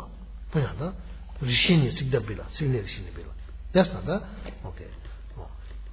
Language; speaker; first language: Russian; non-native, learner; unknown